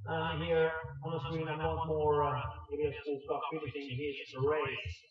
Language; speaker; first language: English; non-native, fluent; Finnish